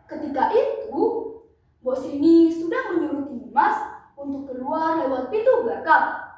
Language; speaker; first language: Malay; non-native, local second language; Balinese